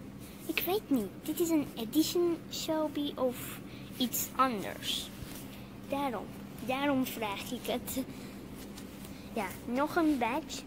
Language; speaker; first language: Dutch; non-native, learner; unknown